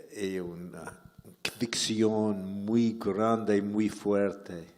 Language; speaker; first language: Spanish; non-native, learner; English